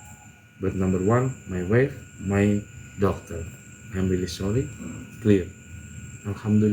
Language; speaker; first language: English; non-native, learner; Indonesian